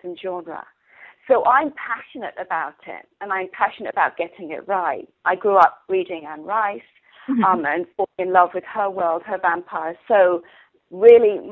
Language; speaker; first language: English; native; English